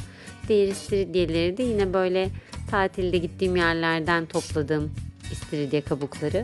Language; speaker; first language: Turkish; native; Turkish